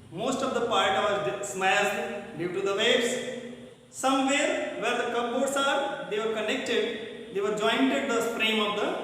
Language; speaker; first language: English; non-native, local second language; Hindi